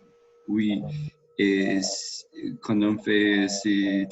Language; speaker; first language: French; non-native, learner; Spanish